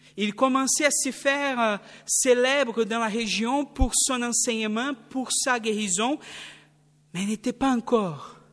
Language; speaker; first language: French; non-native, fluent; Portuguese